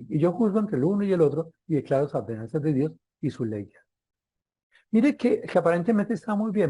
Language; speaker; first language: Spanish; native; Spanish